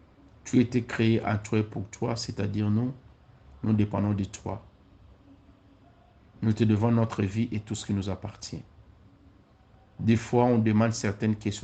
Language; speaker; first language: French; non-native, local second language; Lingala